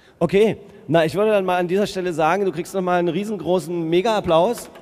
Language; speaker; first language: German; native; German